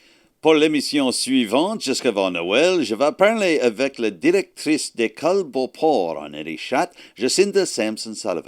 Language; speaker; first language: French; non-native, learner; English